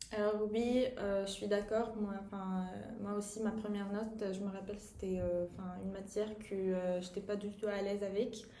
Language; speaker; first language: French; non-native, fluent; Arabic